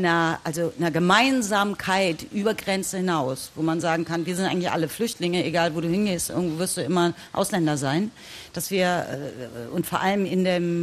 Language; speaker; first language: German; native; German